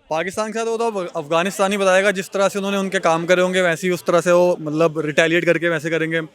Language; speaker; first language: Hindi; native; Hindi